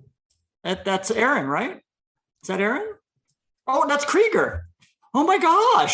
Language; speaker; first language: English; native; English